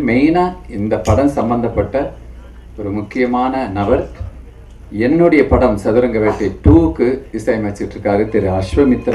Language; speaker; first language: Tamil; native; Tamil